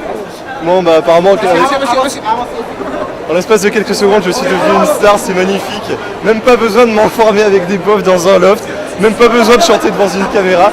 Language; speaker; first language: French; native; French